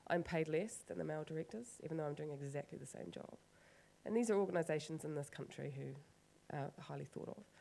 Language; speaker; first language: English; native; English